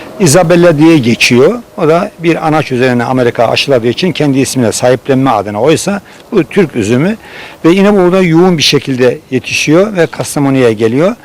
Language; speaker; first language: Turkish; native; Turkish